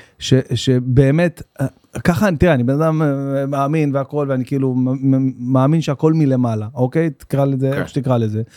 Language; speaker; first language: Hebrew; native; Hebrew